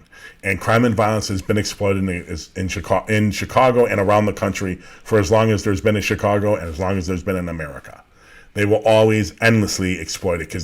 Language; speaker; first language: English; native; English